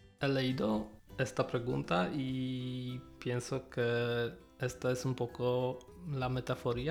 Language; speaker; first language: Spanish; non-native, learner; Polish